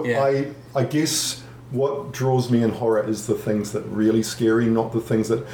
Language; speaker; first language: English; native; English